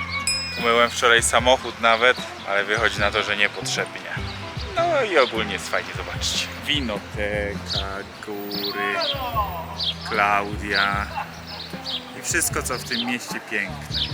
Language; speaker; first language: Polish; native; Polish